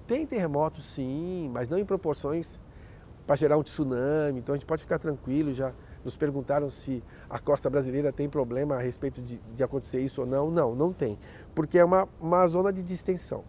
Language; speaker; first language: Portuguese; native; Portuguese